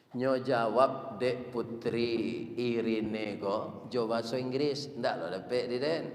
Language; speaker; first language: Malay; non-native, local second language; Minangkabau